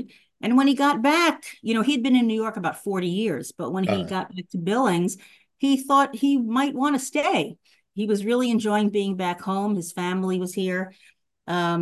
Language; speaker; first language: English; native; English